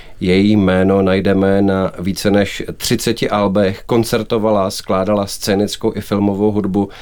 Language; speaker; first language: Czech; native; Czech